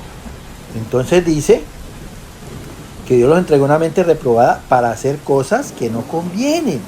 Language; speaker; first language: Spanish; native; Spanish